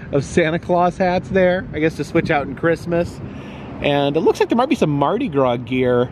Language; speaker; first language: English; native; English